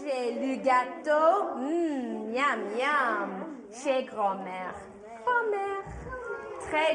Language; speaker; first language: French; non-native, fluent; English